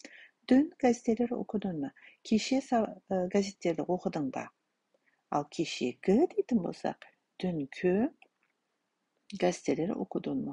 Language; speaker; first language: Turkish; non-native, fluent; Kazakh